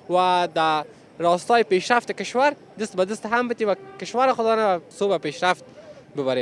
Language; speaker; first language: Persian; native; Persian